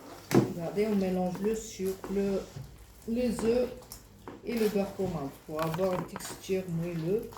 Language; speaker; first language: French; non-native, fluent; Arabic